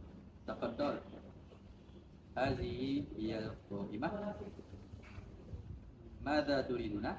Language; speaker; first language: Arabic; non-native, learner; Malay